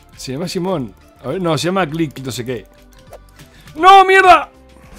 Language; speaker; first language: Spanish; native; Spanish